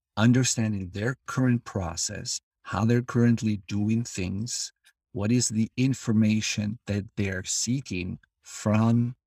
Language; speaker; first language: English; non-native, fluent; Albanian